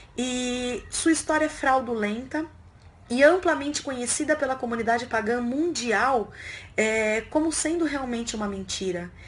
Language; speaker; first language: Portuguese; native; Portuguese